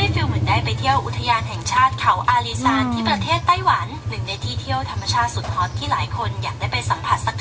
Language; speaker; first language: Thai; native; Thai